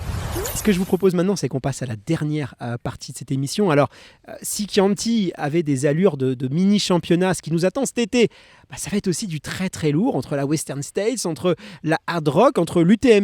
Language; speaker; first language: French; native; French